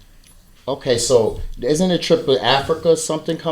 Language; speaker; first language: English; native; English